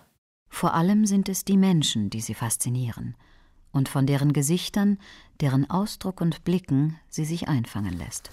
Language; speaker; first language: German; native; German